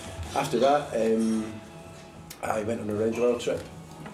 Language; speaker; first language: English; native; English